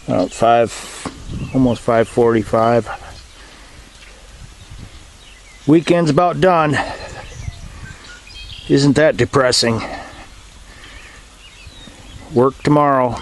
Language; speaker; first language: English; native; English